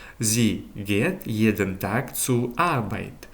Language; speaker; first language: German; non-native, fluent; Ukrainian